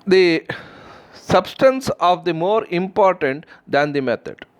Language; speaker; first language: English; non-native, local second language; Kannada